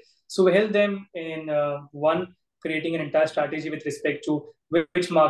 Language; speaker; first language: English; non-native, local second language; Gujarati